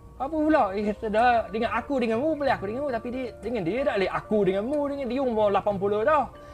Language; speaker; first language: Malay; non-native, fluent; English